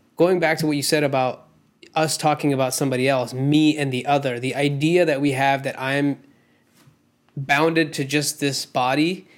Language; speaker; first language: English; non-native, local second language; Hindi